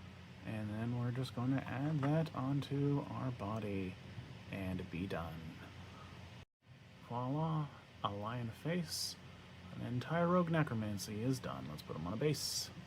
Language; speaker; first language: English; native; English